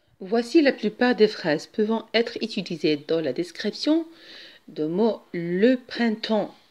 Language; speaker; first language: French; non-native, local second language; Arabic